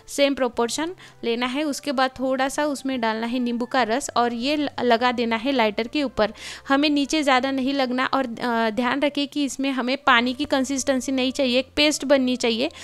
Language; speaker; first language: Hindi; non-native, local second language; Marathi